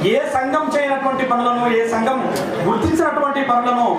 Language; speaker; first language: Telugu; native; Telugu